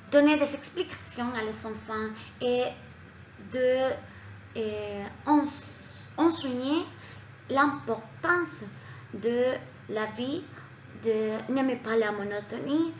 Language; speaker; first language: French; non-native, learner; Spanish